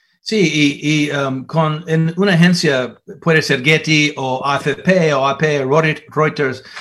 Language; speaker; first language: Spanish; non-native, fluent; English